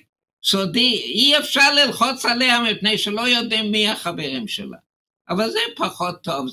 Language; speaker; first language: Hebrew; non-native, fluent; English